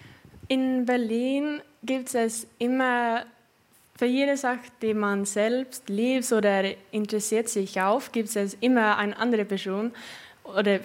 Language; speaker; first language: German; non-native, fluent; Swedish